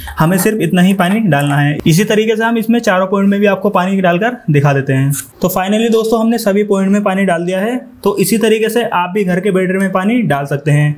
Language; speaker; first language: Hindi; native; Hindi